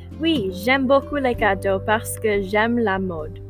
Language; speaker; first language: French; non-native, learner; English